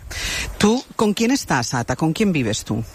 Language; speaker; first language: Spanish; native; Spanish